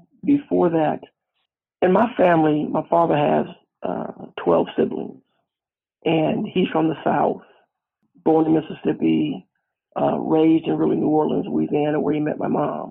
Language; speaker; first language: English; native; English